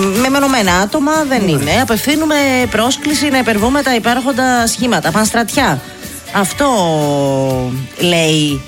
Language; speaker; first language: Greek; native; Greek